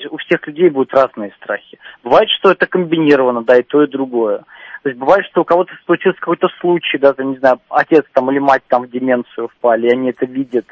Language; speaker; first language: Russian; native; Russian